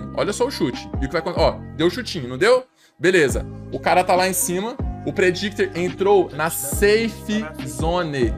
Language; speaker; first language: Portuguese; native; Portuguese